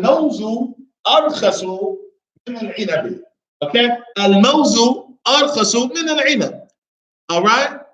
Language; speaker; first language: Arabic; non-native, fluent; English